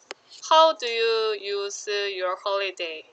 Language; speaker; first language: English; non-native, learner; Korean